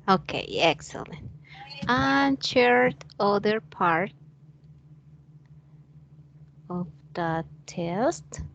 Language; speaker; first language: English; non-native, fluent; Spanish